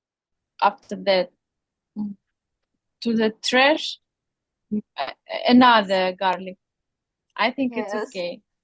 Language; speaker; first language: English; non-native, learner; Russian